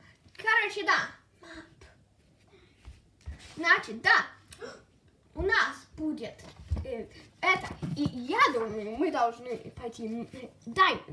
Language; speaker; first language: Russian; early bilingual, heritage; Russian